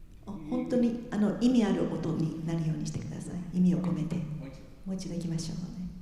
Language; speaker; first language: Japanese; native; Japanese